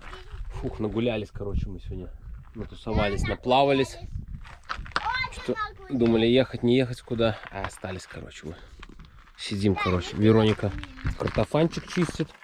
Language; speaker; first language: Russian; native; Russian